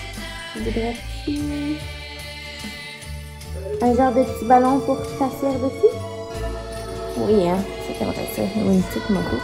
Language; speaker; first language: French; native; French